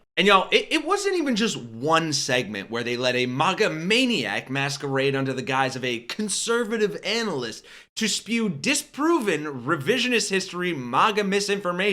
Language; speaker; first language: English; native; English